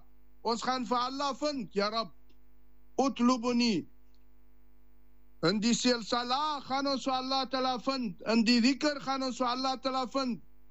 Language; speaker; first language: Dutch; non-native, learner; Afrikaans